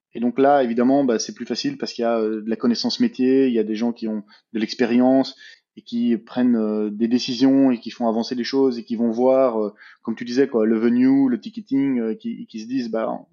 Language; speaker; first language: French; native; French